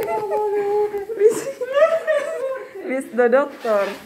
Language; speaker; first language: German; non-native, learner; Filipino